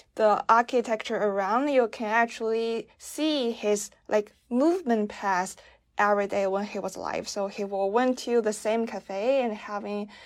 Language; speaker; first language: English; non-native, fluent; Chinese